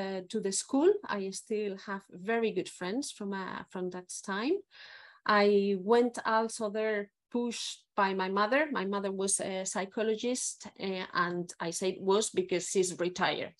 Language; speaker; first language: English; non-native, fluent; Spanish